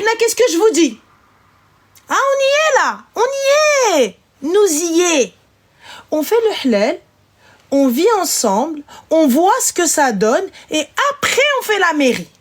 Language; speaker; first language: French; early bilingual, other home language; Arabic